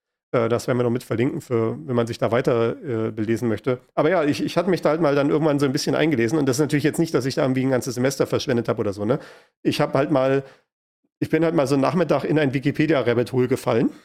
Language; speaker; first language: German; native; German